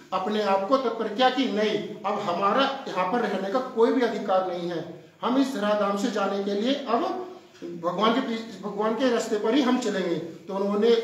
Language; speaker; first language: Hindi; native; Hindi